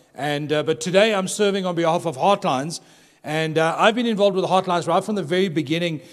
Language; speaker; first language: English; native; English